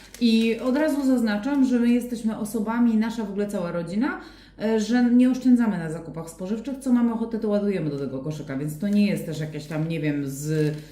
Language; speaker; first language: Polish; native; Polish